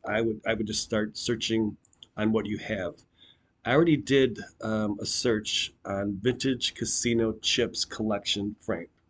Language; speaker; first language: English; native; English